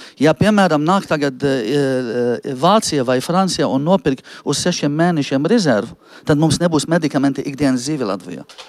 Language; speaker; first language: Latvian; non-native, fluent; Arabic